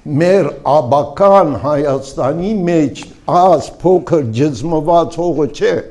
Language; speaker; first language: Armenian; early bilingual, heritage; Armenian